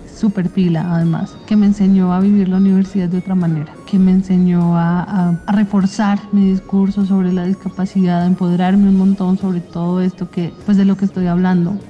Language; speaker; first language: Spanish; native; Spanish